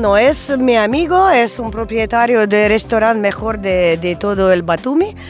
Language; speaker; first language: Spanish; non-native, fluent; Russian